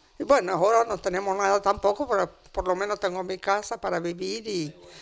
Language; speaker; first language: Spanish; non-native, fluent; Italian